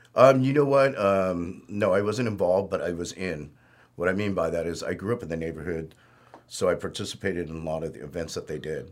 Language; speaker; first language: English; native; English